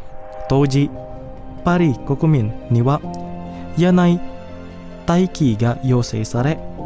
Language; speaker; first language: Japanese; non-native, fluent; Indonesian